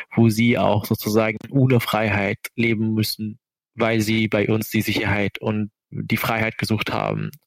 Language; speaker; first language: German; non-native, fluent; Arabic